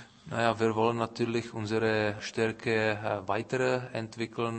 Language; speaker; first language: German; non-native, fluent; Czech